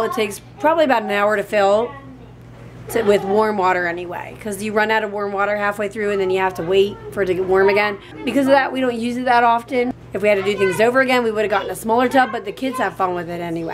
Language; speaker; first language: English; native; English